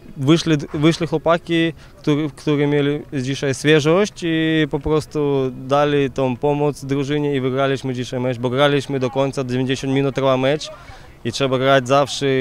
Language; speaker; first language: Polish; non-native, fluent; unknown